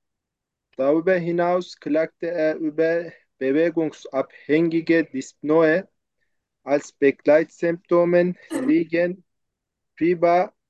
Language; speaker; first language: German; non-native, learner; Turkish